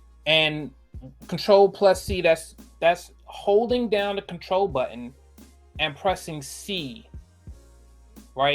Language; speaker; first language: English; native; English